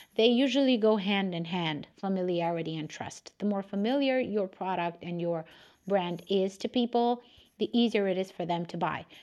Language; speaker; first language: English; non-native, fluent; Romanian